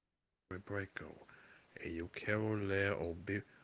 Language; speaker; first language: Portuguese; non-native, learner; English